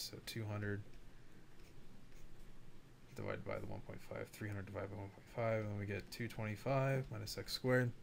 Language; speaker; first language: English; native; English